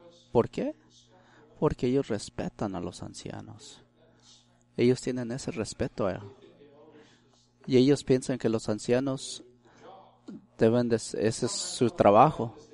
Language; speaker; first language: Spanish; early bilingual, heritage; Spanish